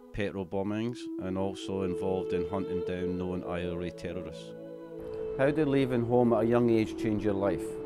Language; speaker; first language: English; native; English